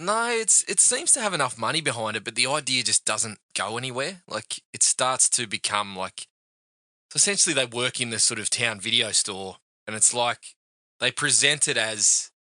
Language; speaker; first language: English; native; English